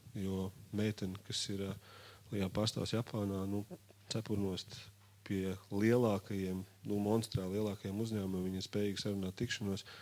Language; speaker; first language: Latvian; native; Latvian